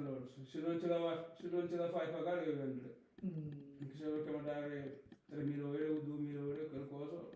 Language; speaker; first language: Italian; non-native, learner; Punjabi